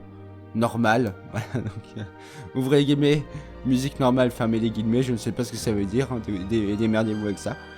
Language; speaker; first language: French; native; French